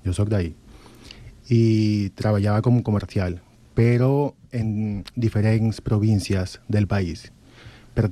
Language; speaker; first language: Catalan; non-native, fluent; Spanish